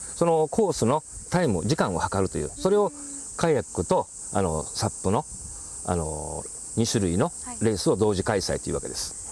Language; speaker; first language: Japanese; native; Japanese